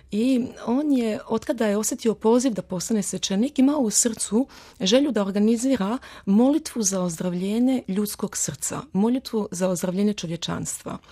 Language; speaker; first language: Croatian; early bilingual, heritage; Croatian